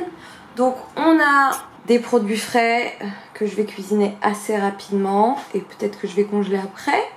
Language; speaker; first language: French; native; French